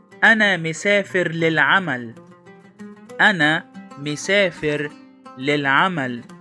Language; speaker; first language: Arabic; non-native, fluent; Portuguese